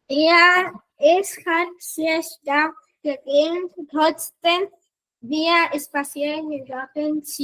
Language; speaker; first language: German; non-native, learner; Spanish